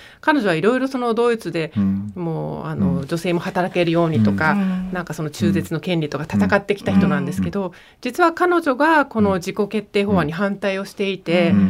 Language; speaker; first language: Japanese; early bilingual, heritage; German